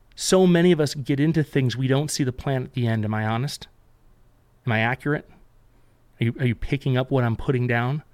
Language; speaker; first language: English; native; English